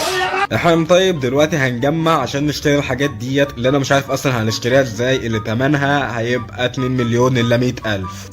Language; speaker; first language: Arabic; native; Arabic